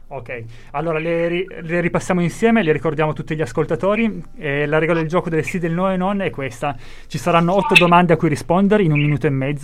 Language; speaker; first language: Italian; native; Italian